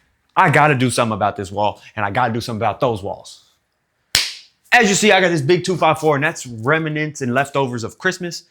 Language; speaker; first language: English; native; English